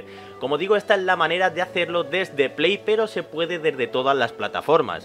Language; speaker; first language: Spanish; native; Spanish